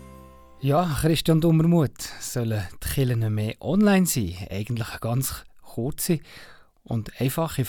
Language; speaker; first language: German; native; German